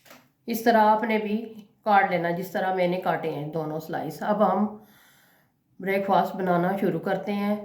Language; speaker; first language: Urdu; non-native, local second language; Punjabi